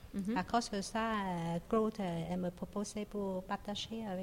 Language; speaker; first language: French; non-native, learner; Chinese